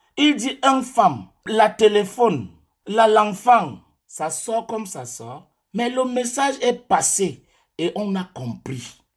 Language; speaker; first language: French; non-native, local second language; English